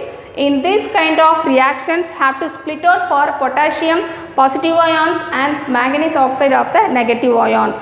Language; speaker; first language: English; non-native, local second language; Tamil